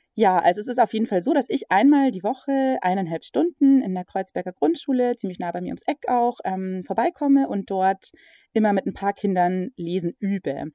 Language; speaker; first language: German; early bilingual, other home language; English